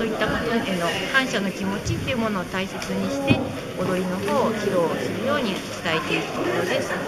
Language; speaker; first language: Japanese; native; Japanese